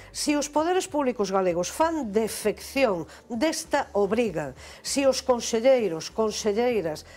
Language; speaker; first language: Galician; non-native, local second language; Spanish